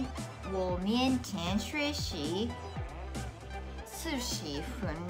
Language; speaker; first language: Chinese; non-native, learner; Japanese